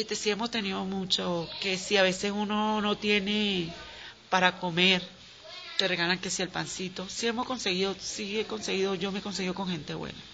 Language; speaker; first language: Spanish; native; Spanish